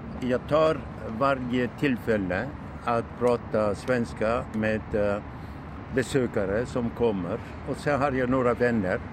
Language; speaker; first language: Swedish; non-native, fluent; Turkish